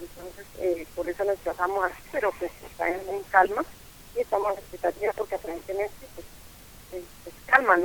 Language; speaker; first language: Spanish; native; Spanish